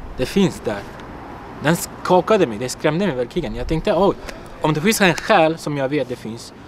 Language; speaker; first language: Swedish; non-native, fluent; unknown